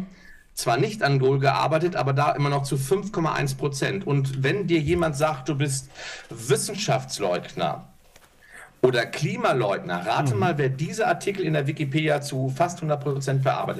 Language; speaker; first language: German; native; German